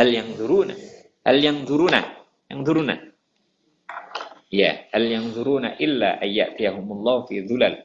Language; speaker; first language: Arabic; non-native, fluent; Indonesian